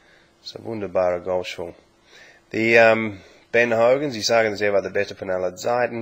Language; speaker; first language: German; non-native, learner; English